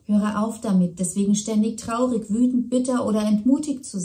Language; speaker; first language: German; native; German